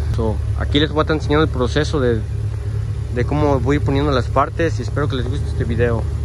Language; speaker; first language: Spanish; native; Spanish